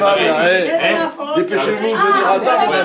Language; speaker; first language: French; native; French